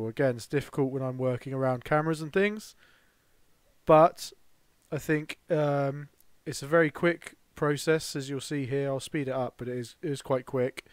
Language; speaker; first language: English; native; English